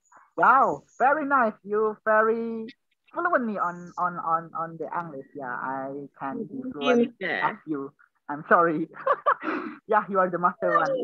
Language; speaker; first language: English; non-native, learner; Indonesian